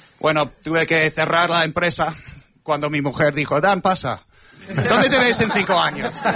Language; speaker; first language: Spanish; non-native, fluent; English